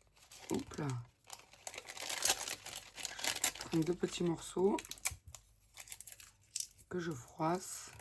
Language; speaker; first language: French; native; French